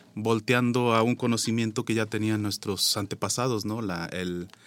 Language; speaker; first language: Spanish; non-native, local second language; Nahuatl languages